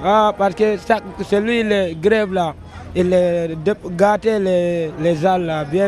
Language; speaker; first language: French; non-native, local second language; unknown